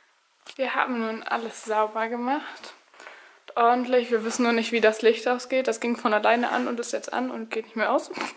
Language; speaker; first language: German; native; German